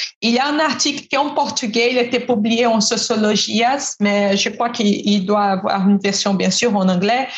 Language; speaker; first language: French; non-native, fluent; Portuguese